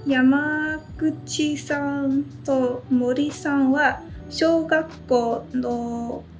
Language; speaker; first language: Japanese; non-native, learner; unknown